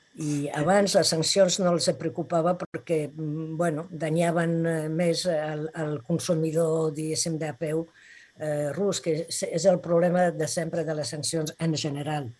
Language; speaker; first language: Catalan; non-native, local second language; Spanish